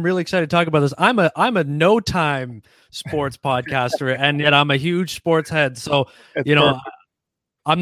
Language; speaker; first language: English; native; English